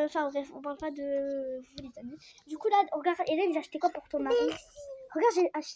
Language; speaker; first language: French; native; French